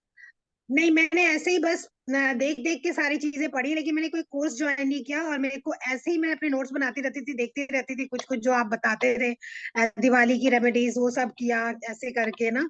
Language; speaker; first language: Hindi; native; Hindi